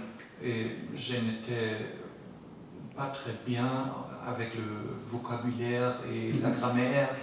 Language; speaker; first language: French; non-native, learner; German